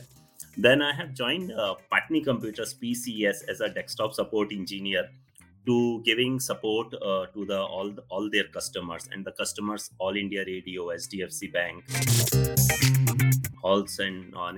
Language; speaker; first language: English; non-native, local second language; Hindi